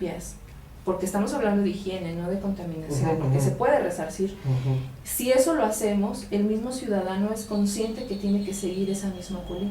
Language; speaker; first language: Spanish; native; Spanish